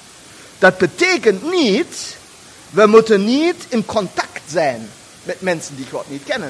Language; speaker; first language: German; non-native, learner; Dutch